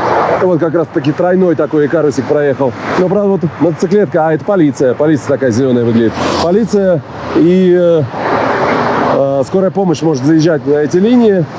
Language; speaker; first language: Russian; native; Russian